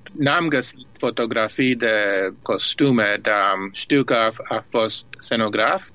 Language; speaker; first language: Romanian; early bilingual, heritage; Romanian